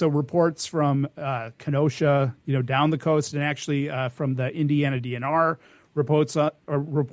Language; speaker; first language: English; native; English